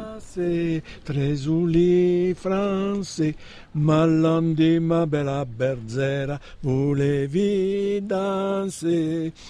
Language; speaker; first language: French; native; French